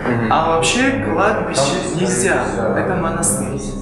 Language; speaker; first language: Russian; non-native, fluent; Georgian